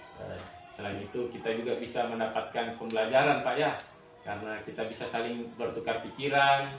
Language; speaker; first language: Indonesian; native; Indonesian